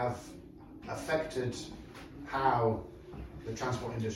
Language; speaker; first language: English; native; English